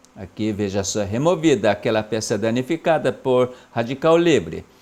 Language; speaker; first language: Portuguese; non-native, fluent; Korean